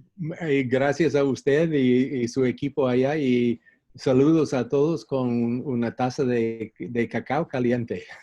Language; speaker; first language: Spanish; non-native, fluent; English